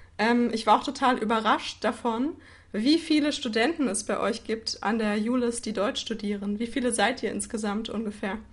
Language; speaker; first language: German; native; German